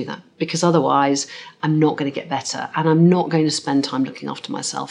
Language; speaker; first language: English; native; English